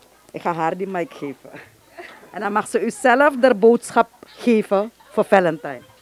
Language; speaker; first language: Dutch; native; Dutch